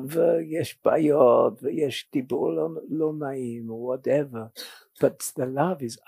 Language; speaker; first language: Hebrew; non-native, fluent; English